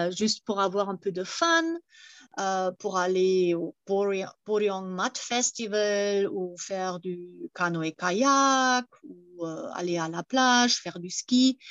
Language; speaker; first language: French; non-native, fluent; German